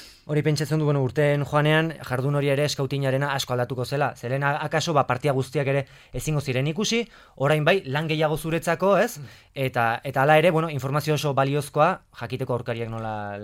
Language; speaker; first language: Basque; native; Basque